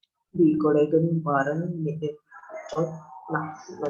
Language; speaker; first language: German; non-native, learner; Indonesian